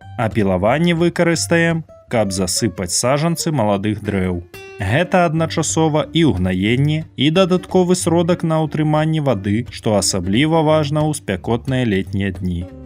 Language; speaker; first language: Belarusian; native; Belarusian